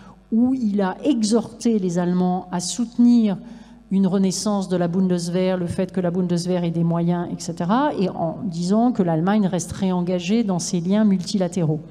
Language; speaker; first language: French; native; French